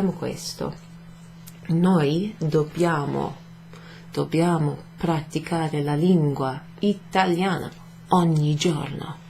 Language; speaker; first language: Italian; non-native, fluent; English